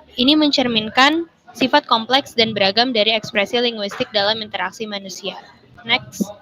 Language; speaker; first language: Indonesian; native; Indonesian